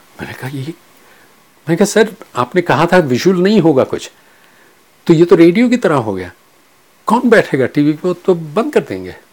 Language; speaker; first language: Hindi; non-native, local second language; Kachhi